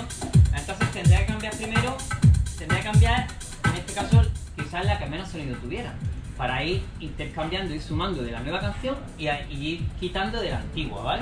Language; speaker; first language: Spanish; native; Spanish